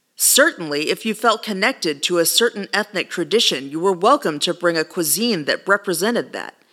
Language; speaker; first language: English; native; English